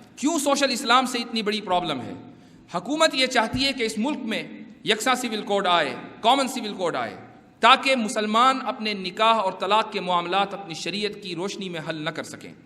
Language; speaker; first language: Urdu; native; Urdu